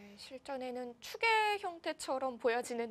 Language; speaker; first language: Korean; native; Korean